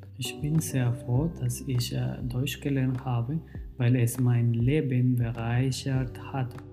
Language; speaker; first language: German; non-native, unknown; Spanish